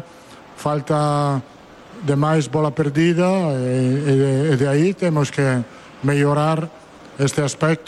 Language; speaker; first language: Portuguese; non-native, fluent; Italian